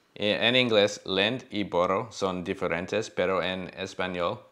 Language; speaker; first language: Spanish; non-native, learner; English